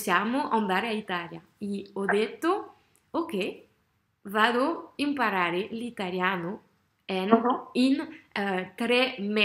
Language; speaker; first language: Italian; non-native, learner; French